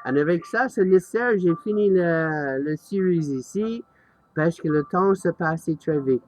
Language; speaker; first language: French; non-native, learner; English